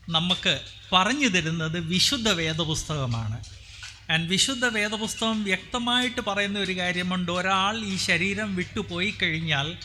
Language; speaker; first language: Malayalam; non-native, local second language; Hindi